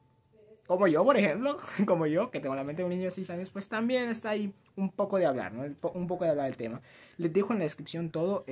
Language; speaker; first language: Spanish; native; Spanish